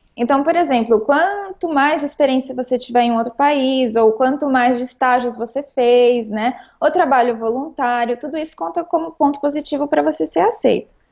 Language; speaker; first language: Portuguese; native; Portuguese